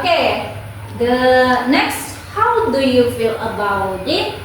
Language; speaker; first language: English; non-native, local second language; Indonesian